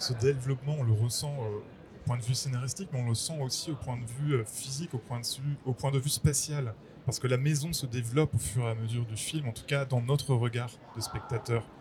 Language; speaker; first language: French; native; French